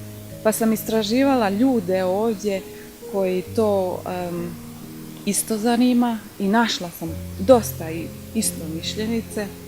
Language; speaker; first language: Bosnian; early bilingual, heritage; Bosnian